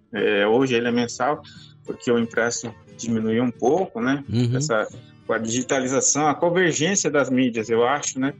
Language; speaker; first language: Portuguese; native; Portuguese